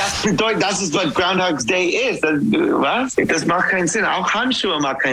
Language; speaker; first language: German; non-native, learner; English